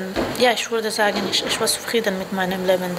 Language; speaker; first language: German; non-native, learner; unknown